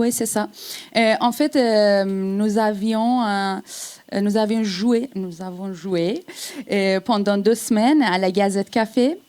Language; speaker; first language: French; non-native, fluent; Persian